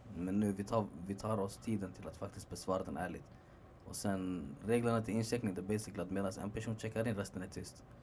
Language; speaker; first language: Swedish; early bilingual, other home language; Arabic